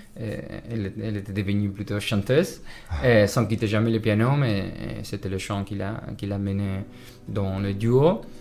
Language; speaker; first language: French; non-native, fluent; Spanish